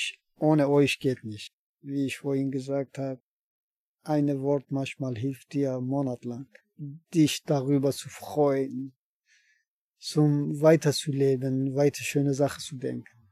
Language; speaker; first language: German; non-native, learner; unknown